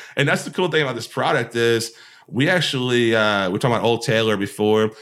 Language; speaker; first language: English; native; English